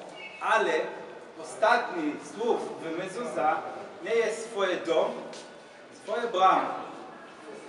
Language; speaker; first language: Polish; non-native, learner; Hebrew